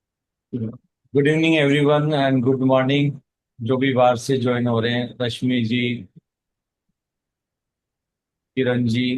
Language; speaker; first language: Hindi; native; Hindi